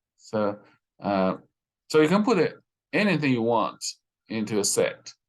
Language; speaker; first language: English; non-native, fluent; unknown